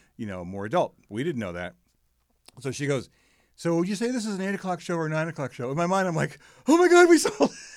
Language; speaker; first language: English; native; English